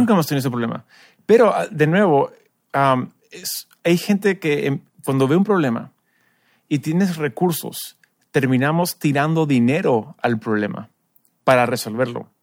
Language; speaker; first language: Spanish; early bilingual, other home language; English